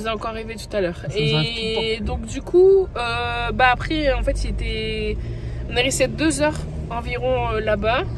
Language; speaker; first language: French; native; French